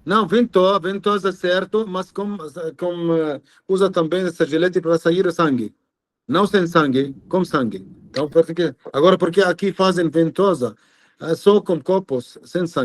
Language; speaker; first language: Portuguese; non-native, fluent; Arabic